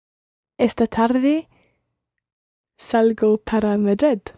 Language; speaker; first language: Spanish; non-native, learner; English